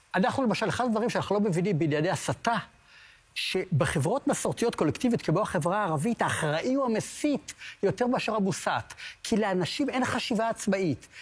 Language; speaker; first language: Hebrew; native; Hebrew